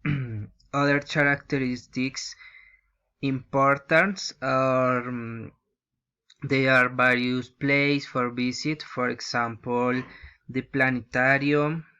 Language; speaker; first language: English; non-native, learner; Spanish